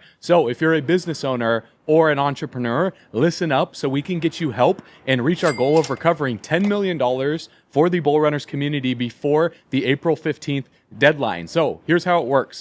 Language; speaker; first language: English; native; English